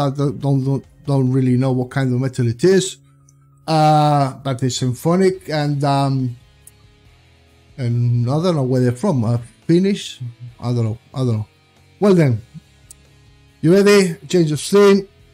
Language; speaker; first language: English; non-native, fluent; Spanish